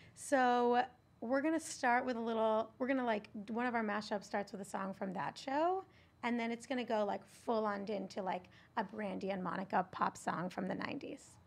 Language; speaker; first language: English; native; English